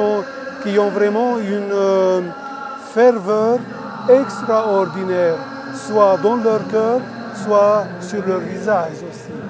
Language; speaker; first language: French; non-native, local second language; Arabic